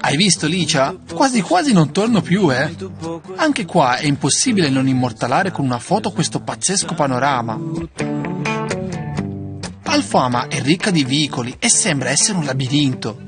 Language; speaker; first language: Italian; native; Italian